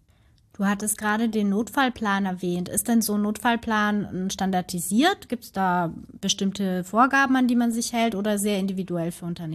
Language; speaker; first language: German; native; German